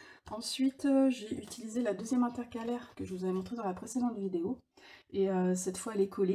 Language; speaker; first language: French; native; French